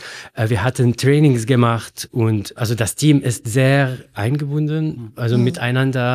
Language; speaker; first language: German; non-native, learner; Arabic